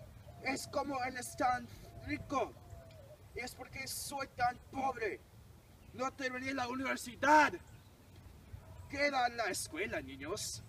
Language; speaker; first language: Spanish; non-native, learner; English